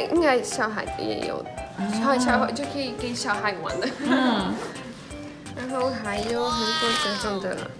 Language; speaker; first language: Chinese; non-native, learner; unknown